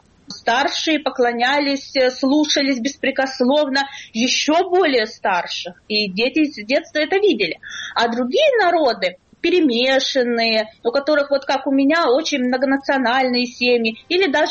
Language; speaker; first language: Russian; native; Russian